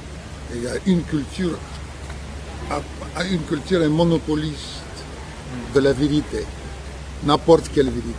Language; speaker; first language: French; non-native, fluent; Russian